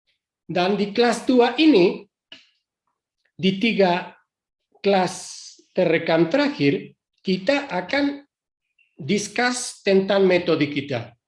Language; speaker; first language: Indonesian; non-native, fluent; Spanish